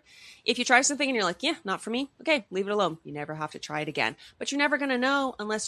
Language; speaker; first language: English; native; English